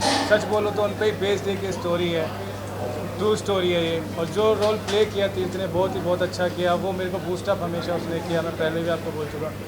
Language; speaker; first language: Hindi; native; Hindi